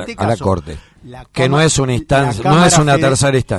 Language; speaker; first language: Spanish; native; Spanish